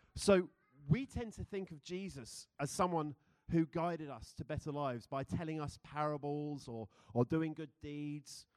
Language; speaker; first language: English; native; English